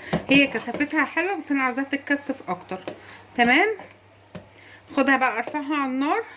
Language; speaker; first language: Arabic; native; Arabic